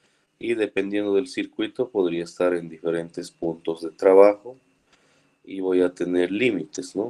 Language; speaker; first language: Spanish; native; Spanish